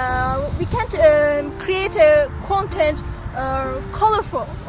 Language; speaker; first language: English; non-native, learner; Azerbaijani